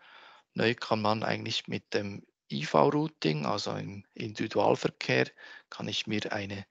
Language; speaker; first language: German; native; German